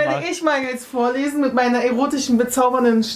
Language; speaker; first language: German; native; German